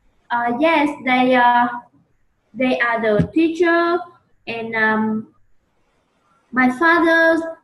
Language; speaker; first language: English; non-native, learner; Vietnamese